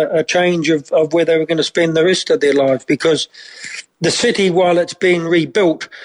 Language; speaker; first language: English; native; English